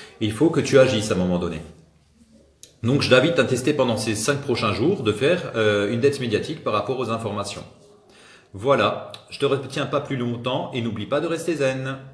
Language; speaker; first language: French; native; French